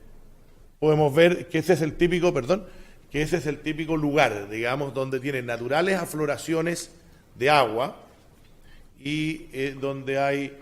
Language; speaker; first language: Spanish; native; Spanish